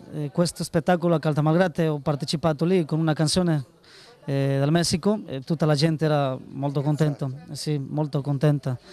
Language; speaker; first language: Italian; non-native, learner; Spanish